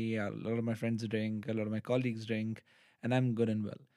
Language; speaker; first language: English; non-native, local second language; Urdu